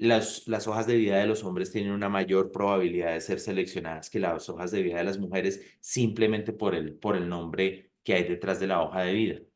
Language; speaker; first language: Spanish; native; Spanish